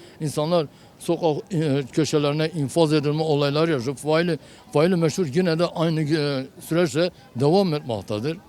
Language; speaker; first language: Turkish; non-native, local second language; Kurdish